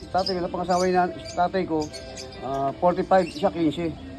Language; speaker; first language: Filipino; native; Filipino